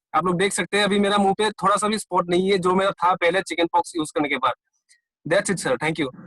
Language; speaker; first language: Hindi; non-native, local second language; Assamese